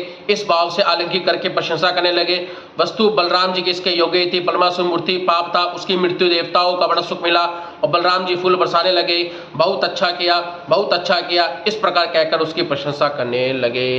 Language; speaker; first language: Hindi; native; Hindi